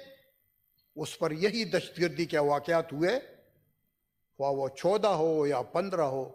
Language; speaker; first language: Urdu; non-native, local second language; Pashto